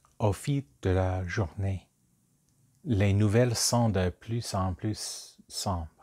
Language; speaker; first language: French; non-native, local second language; English